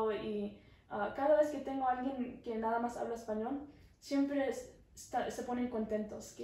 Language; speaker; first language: Spanish; early bilingual, heritage; Spanish